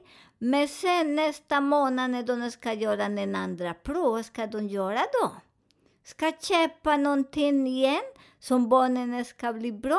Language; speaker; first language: Swedish; non-native, learner; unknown